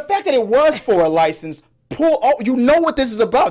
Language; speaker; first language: English; native; English